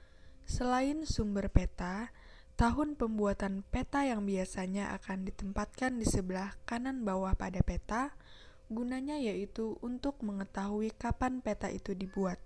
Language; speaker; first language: Indonesian; native; Indonesian